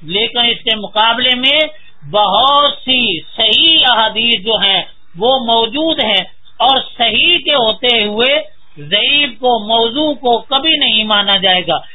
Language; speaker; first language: Urdu; native; Urdu